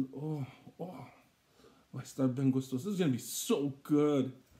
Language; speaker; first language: Portuguese; non-native, learner; English